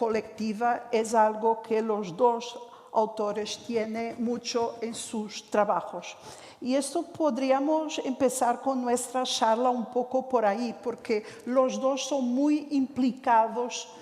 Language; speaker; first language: Spanish; non-native, fluent; Portuguese